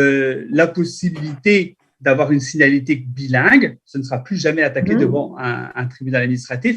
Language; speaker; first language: French; native; French